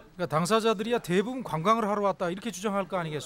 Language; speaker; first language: Korean; native; Korean